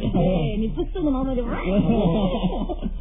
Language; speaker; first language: Chinese; native; Chinese